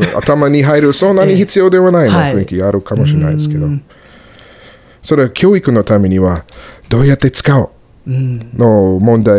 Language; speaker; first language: Japanese; non-native, learner; English